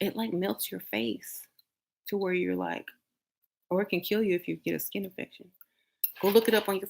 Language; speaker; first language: English; native; English